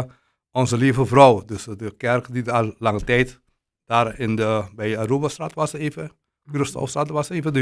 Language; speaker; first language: Dutch; non-native, local second language; Papiamento